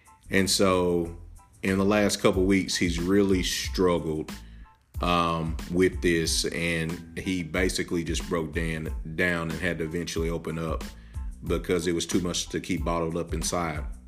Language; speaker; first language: English; native; English